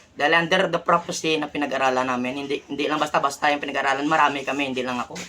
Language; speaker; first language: Filipino; non-native, local second language; Hiligaynon